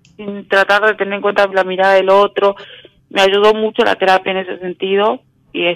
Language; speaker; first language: Spanish; native; Spanish